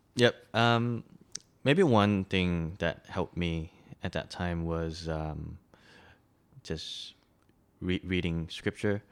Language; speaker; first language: English; non-native, local second language; Chinese